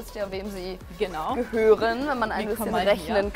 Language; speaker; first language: German; native; German